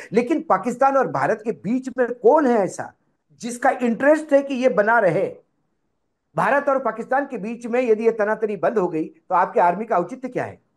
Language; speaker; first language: Hindi; non-native, local second language; Marathi